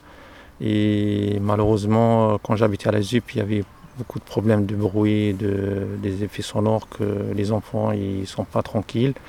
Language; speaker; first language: French; non-native, local second language; Arabic